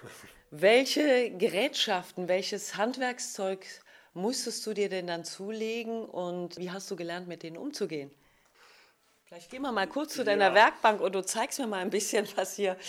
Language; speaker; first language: German; native; German